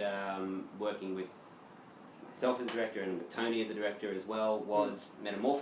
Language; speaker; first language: English; native; English